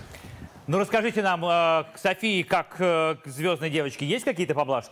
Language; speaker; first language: Russian; native; Russian